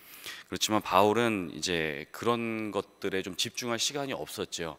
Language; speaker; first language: Korean; native; Korean